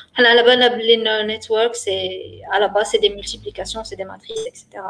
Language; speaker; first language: French; non-native, local second language; Arabic